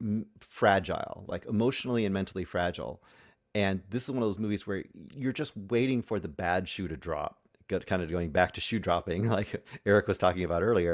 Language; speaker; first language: English; native; English